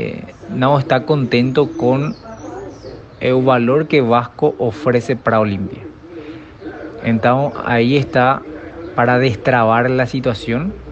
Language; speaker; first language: Portuguese; non-native, learner; Spanish